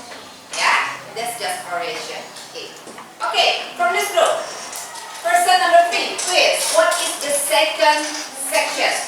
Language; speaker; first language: English; non-native, fluent; Indonesian